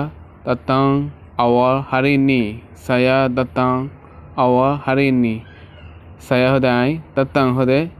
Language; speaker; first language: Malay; non-native, learner; Rohingya